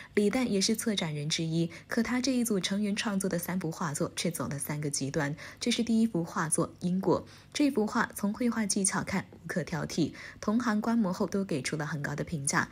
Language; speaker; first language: Chinese; native; Chinese